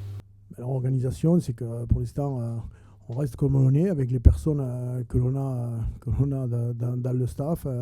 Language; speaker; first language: French; native; French